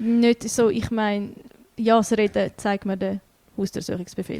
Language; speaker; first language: German; native; German